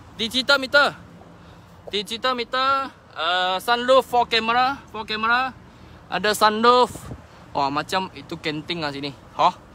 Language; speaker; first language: Malay; non-native, local second language; Chinese